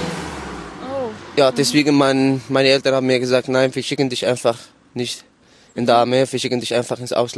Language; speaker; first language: German; non-native, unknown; Arabic